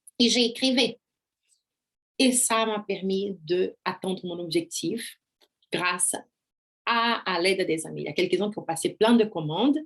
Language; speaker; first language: French; non-native, fluent; Portuguese